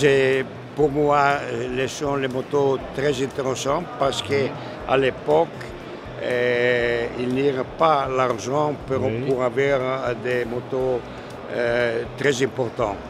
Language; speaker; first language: French; non-native, learner; Italian